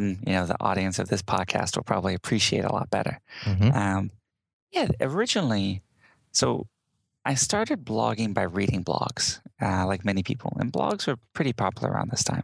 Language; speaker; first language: English; native; English